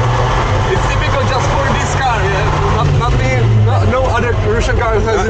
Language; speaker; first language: English; non-native, fluent; Czech